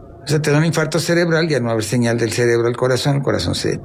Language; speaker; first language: Spanish; native; Spanish